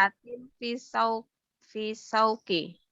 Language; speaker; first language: Arabic; non-native, learner; Indonesian